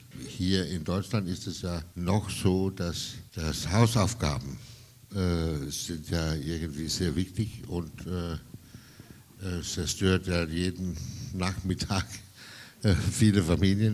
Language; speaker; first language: German; non-native, fluent; Danish